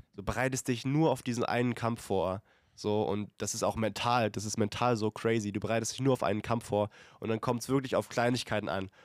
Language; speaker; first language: German; native; German